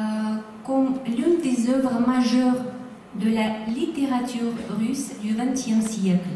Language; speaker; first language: French; non-native, fluent; Russian